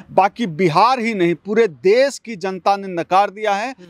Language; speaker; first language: Hindi; native; Hindi